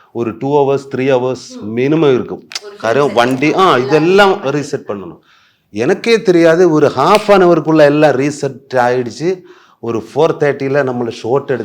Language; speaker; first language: Tamil; non-native, learner; Malayalam